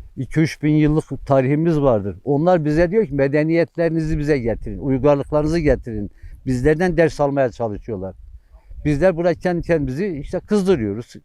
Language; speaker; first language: Turkish; native; Turkish